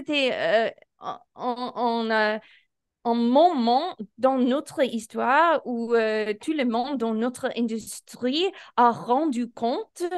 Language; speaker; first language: French; non-native, fluent; English